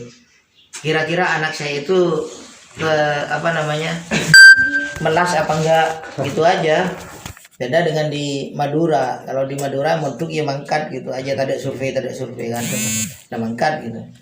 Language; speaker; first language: Indonesian; native; Indonesian